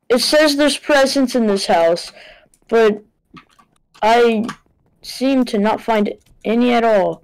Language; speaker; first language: English; native; English